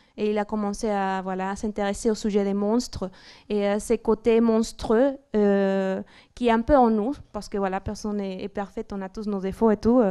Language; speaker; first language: French; non-native, fluent; Spanish